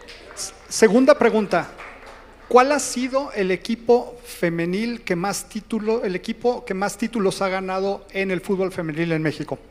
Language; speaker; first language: Spanish; native; Spanish